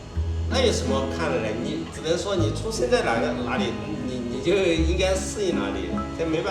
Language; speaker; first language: Chinese; native; Chinese